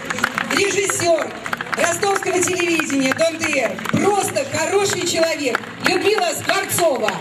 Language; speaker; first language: Russian; native; Russian